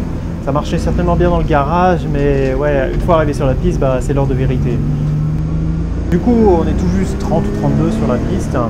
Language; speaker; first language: French; native; French